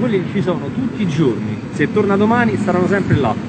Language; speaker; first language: Italian; native; Italian